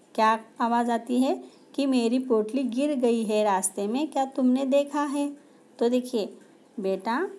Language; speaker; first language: Hindi; non-native, local second language; Marathi